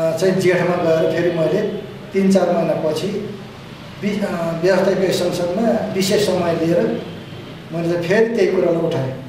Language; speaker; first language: Nepali; non-native, local second language; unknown